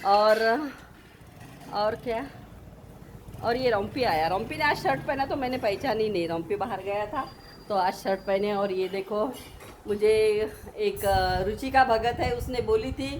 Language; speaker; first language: Hindi; non-native, local second language; Marathi